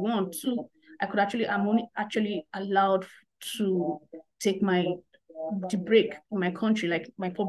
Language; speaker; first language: English; non-native, local second language; Igbo